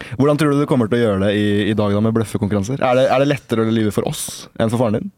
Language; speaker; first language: Norwegian; native; Norwegian